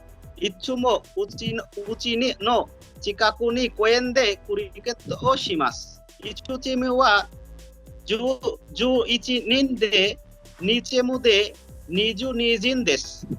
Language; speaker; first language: Japanese; non-native, learner; Bangla